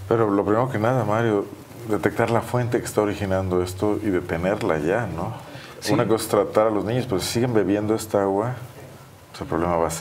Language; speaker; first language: Spanish; native; Spanish